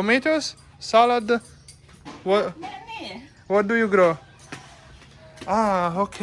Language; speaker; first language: English; non-native, fluent; Italian